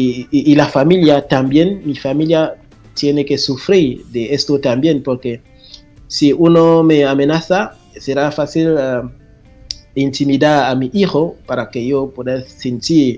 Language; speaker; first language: Spanish; non-native, fluent; French